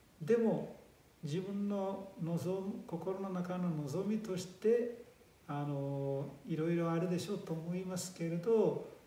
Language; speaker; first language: Japanese; non-native, fluent; Malayalam